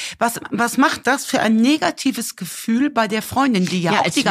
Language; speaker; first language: German; native; German